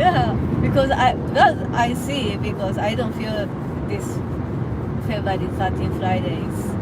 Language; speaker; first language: English; non-native, learner; Japanese